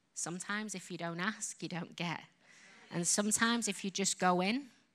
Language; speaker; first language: English; native; English